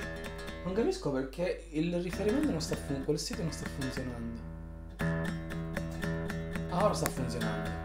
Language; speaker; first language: Italian; native; Italian